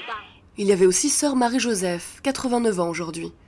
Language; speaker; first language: French; native; French